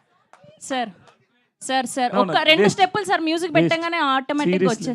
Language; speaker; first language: Telugu; native; Telugu